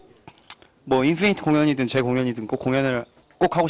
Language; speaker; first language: Korean; native; Korean